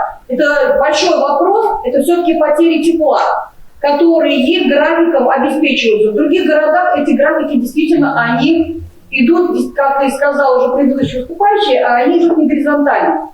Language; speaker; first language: Russian; native; Russian